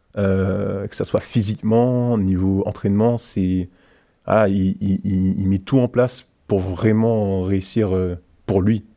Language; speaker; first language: French; early bilingual, other home language; Haitian Creole